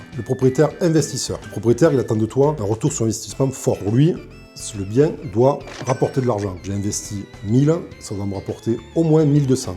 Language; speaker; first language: French; native; French